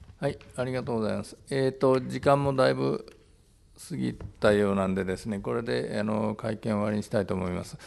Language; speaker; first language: Japanese; native; Japanese